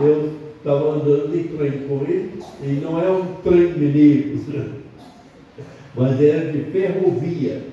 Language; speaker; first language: Portuguese; non-native, fluent; English